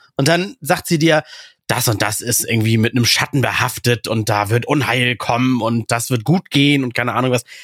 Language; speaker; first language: German; early bilingual, other home language; Russian